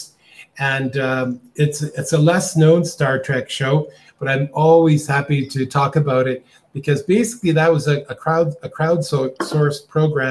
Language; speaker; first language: English; native; English